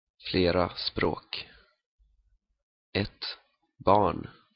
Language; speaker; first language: Swedish; native; Swedish